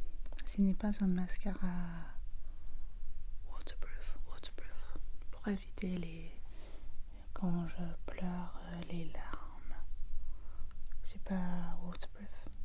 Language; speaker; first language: French; non-native, learner; English